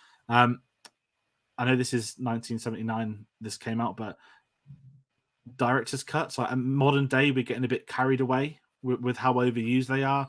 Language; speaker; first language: English; native; English